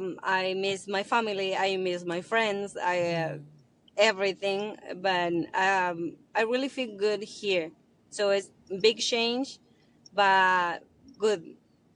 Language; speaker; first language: English; non-native, learner; Spanish